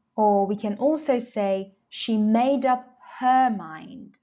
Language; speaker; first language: English; non-native, fluent; Persian